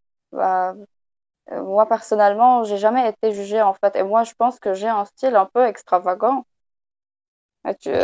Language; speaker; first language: French; non-native, local second language; Arabic